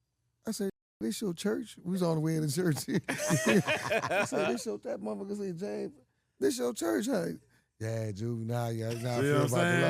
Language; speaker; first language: English; native; English